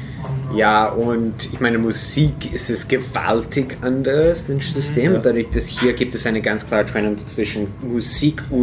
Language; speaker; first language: German; non-native, fluent; English